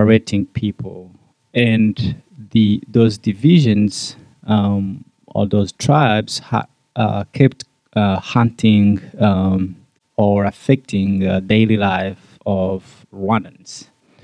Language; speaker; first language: English; non-native, local second language; Kinyarwanda